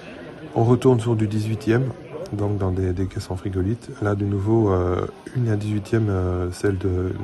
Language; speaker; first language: French; native; French